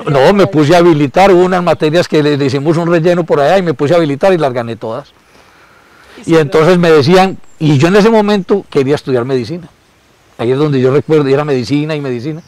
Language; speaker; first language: Spanish; native; Spanish